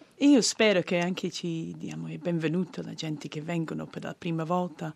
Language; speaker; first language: Italian; non-native, fluent; English